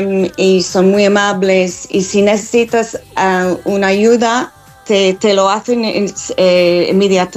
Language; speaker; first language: Spanish; non-native, fluent; English